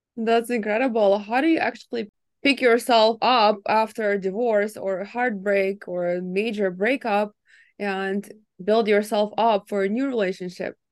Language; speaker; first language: English; non-native, fluent; Ukrainian